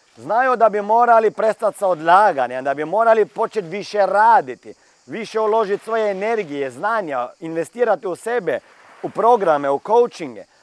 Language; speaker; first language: Croatian; early bilingual, heritage; Croatian